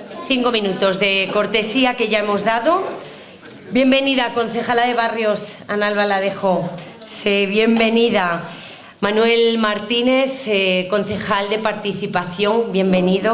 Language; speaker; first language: Spanish; native; Spanish